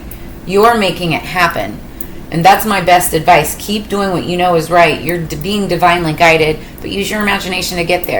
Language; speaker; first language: English; native; English